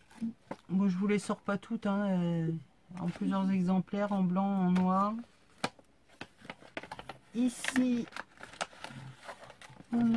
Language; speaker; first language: French; native; French